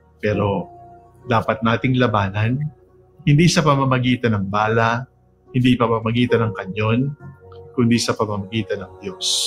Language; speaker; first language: Filipino; native; Filipino